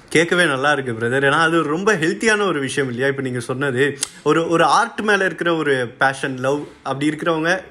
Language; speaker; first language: Tamil; native; Tamil